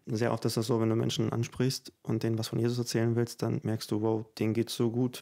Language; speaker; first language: German; early bilingual, other home language; Ukrainian